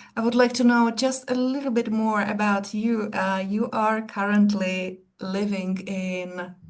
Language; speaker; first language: English; non-native, fluent; Czech